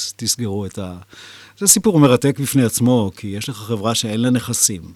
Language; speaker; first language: Hebrew; native; Hebrew